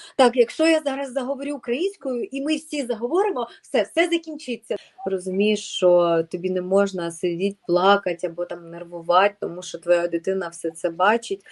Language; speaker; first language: Ukrainian; non-native, local second language; Russian